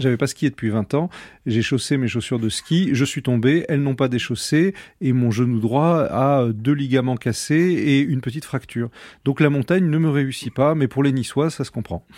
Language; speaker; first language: French; native; French